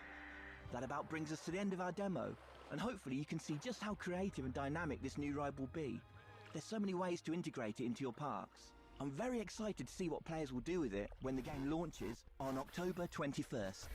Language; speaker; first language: English; native; English